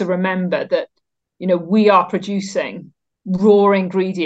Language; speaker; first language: English; native; English